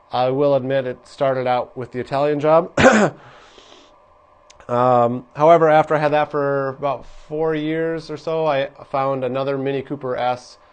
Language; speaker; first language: English; native; English